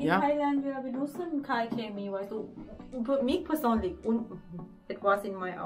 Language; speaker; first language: German; non-native, learner; Thai